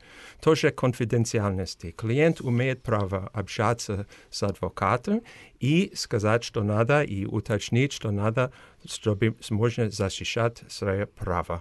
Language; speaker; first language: Russian; non-native, fluent; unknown